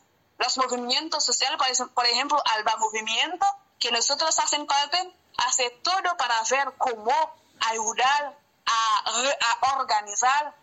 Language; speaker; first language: Spanish; non-native, learner; Haitian Creole